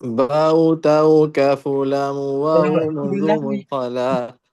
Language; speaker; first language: Arabic; non-native, learner; Urdu